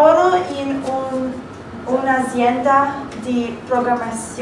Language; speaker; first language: Italian; non-native, learner; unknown